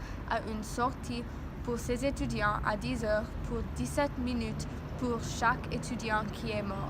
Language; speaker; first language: French; non-native, learner; English